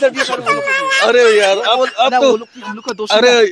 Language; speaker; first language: Hindi; non-native, local second language; Nepali